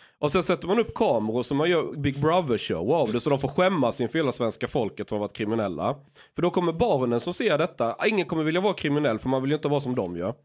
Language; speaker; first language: Swedish; native; Swedish